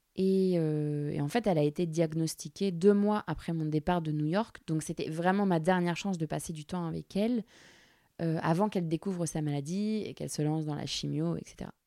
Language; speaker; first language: French; native; French